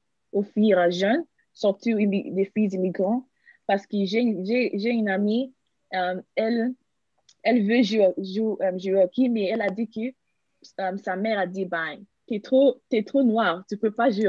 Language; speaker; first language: French; non-native, learner; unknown